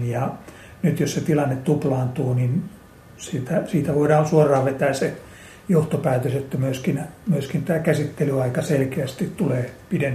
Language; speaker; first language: Finnish; native; Finnish